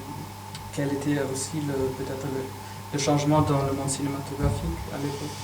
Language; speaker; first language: French; non-native, fluent; German